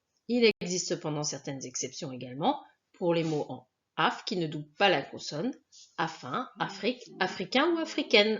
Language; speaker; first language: French; native; French